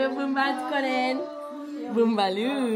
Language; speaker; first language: Dutch; native; Dutch